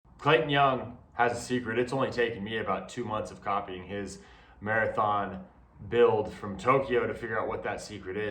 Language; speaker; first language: English; native; English